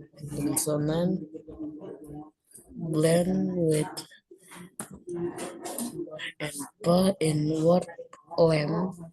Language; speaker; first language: English; non-native, learner; Indonesian